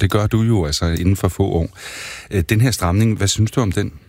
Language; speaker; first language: Danish; native; Danish